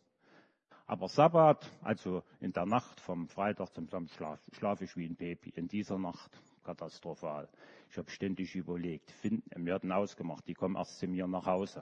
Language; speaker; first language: German; native; German